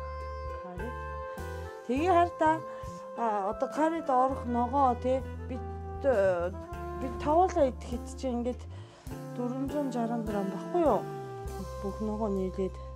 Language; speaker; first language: Mongolian; non-native, fluent; Japanese